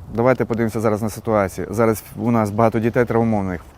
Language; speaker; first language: Ukrainian; native; Ukrainian